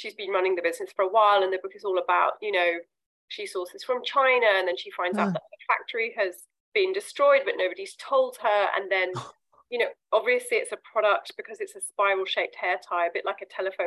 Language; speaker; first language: English; native; English